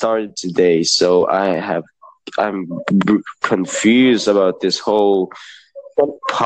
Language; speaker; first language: English; non-native, local second language; Hiligaynon